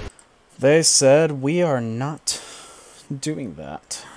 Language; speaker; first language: English; native; English